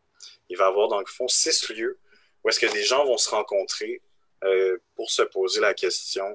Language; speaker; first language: French; native; French